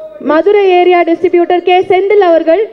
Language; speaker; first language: Tamil; native; Tamil